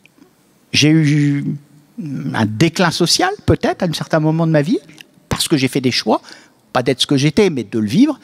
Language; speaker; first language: French; native; French